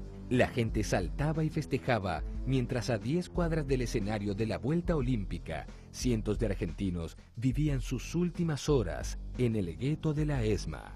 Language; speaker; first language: Spanish; native; Spanish